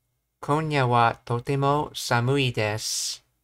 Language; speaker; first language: Japanese; non-native, learner; English